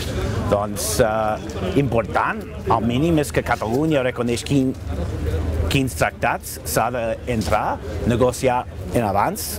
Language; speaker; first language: Catalan; non-native, fluent; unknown